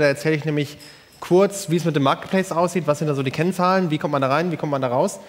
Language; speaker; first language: German; native; German